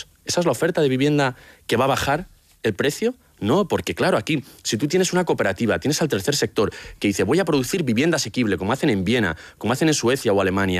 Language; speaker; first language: Spanish; native; Spanish